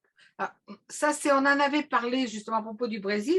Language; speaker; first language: French; native; French